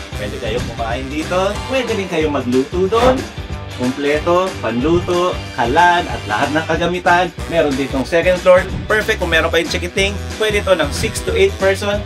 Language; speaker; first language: Filipino; non-native, local second language; Pampanga